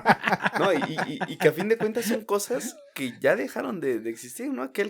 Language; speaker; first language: Spanish; native; Spanish